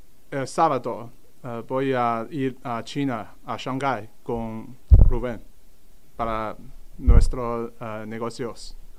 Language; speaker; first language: Spanish; non-native, learner; Chinese